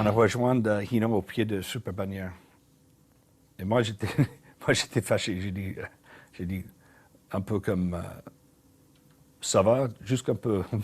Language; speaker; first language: French; non-native, learner; English